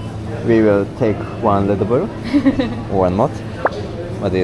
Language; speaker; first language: English; non-native, learner; Japanese